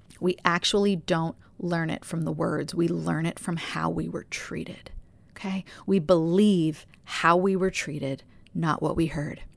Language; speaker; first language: English; native; English